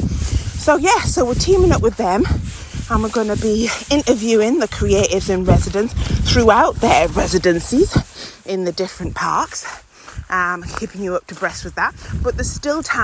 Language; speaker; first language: English; native; English